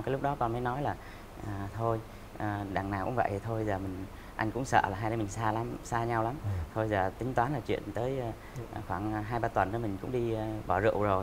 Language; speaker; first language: Vietnamese; native; Vietnamese